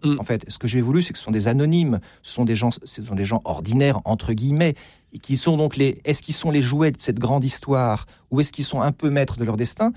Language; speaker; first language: French; native; French